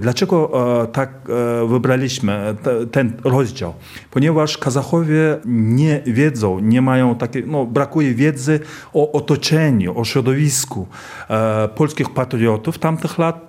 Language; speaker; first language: Polish; non-native, fluent; Kazakh